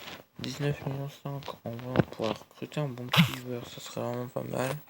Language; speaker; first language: French; native; French